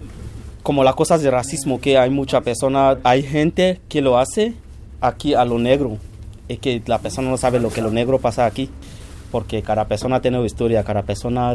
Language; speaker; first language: Spanish; non-native, fluent; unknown